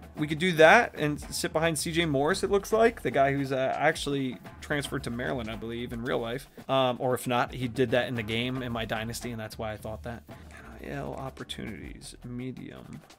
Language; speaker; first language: English; native; English